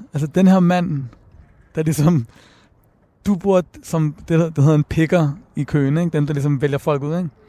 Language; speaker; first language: Danish; early bilingual, other home language; Persian